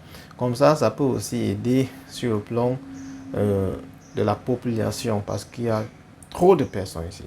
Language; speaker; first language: French; non-native, fluent; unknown